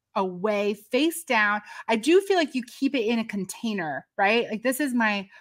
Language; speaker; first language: English; native; English